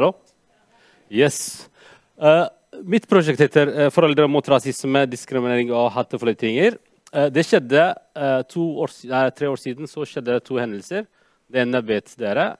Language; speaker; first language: Norwegian; non-native, fluent; Amharic